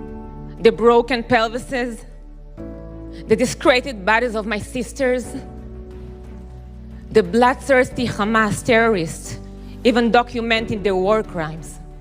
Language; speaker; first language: English; non-native, fluent; Hebrew